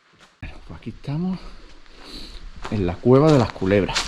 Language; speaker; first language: Spanish; native; Spanish